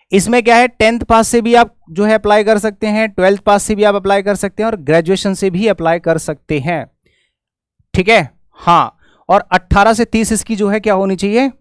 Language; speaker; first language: Hindi; native; Hindi